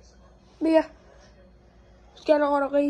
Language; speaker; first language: English; native; English